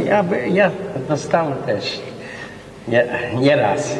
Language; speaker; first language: Polish; non-native, local second language; Yiddish